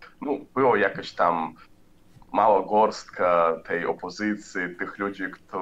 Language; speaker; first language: Polish; non-native, learner; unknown